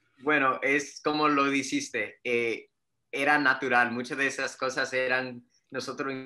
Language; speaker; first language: Spanish; early bilingual, heritage; Spanish